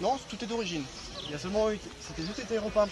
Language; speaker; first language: French; native; French